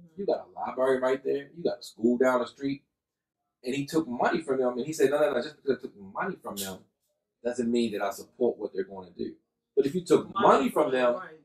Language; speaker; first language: English; native; English